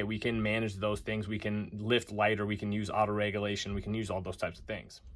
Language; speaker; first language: English; native; English